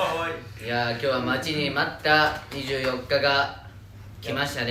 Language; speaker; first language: Japanese; native; Japanese